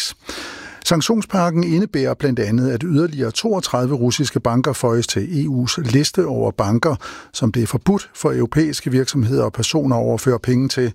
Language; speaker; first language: Danish; native; Danish